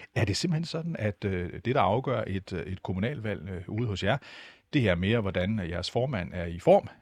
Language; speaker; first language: Danish; native; Danish